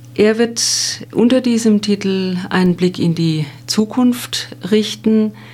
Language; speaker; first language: German; native; German